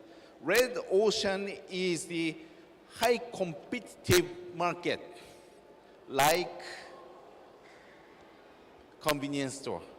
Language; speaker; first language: English; non-native, learner; Japanese